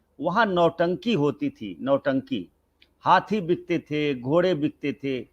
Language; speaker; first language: Hindi; non-native, local second language; Bhojpuri